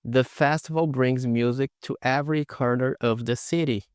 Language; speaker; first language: English; non-native, fluent; Portuguese